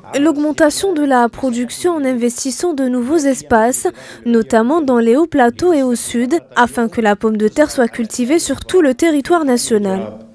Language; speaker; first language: French; non-native, local second language; Arabic